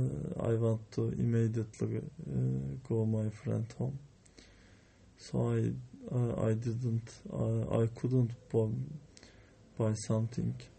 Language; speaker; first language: English; non-native, learner; Turkish